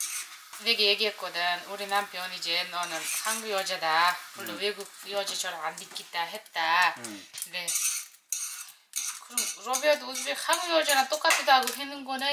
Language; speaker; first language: Korean; non-native, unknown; Uzbek